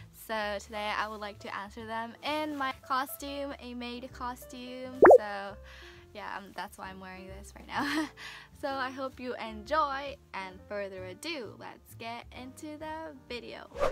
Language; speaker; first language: English; early bilingual, other home language; Japanese